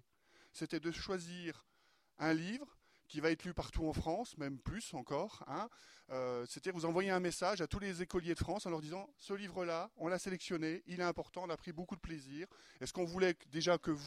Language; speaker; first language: French; native; French